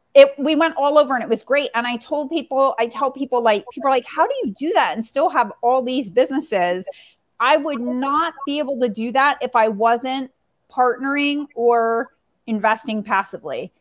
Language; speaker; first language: English; native; English